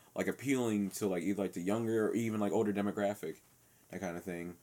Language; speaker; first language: English; native; English